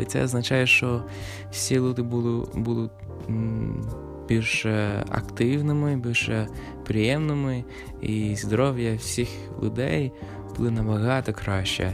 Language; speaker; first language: Ukrainian; non-native, fluent; English